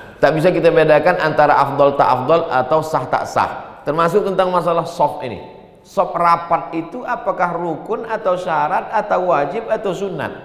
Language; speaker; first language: Indonesian; native; Indonesian